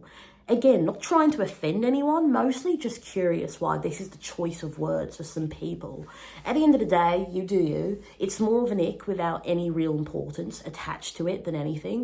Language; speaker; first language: English; native; English